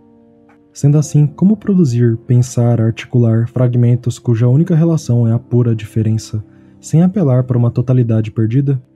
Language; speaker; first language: Portuguese; native; Portuguese